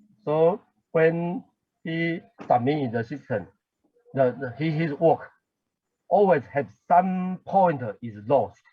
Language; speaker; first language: English; non-native, learner; Chinese